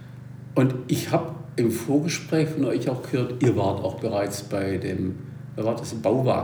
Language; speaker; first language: German; native; German